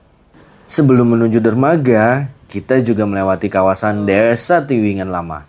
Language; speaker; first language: Indonesian; native; Indonesian